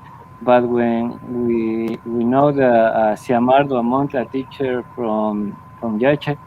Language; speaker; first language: English; non-native, learner; Spanish